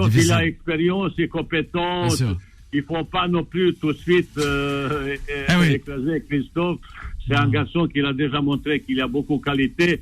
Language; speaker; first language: French; non-native, fluent; Bosnian